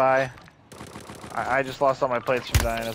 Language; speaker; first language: English; native; English